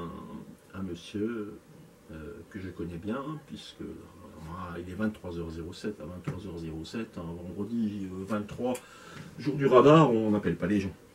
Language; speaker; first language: French; native; French